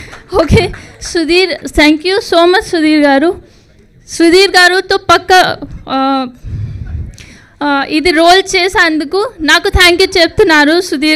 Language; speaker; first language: Telugu; non-native, learner; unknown